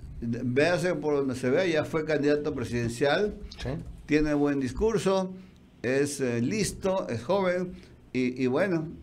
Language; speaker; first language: Spanish; native; Spanish